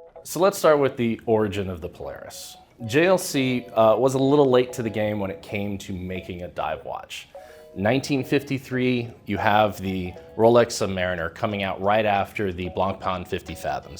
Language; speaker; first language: English; native; English